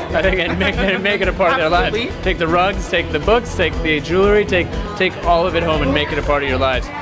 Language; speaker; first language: English; native; English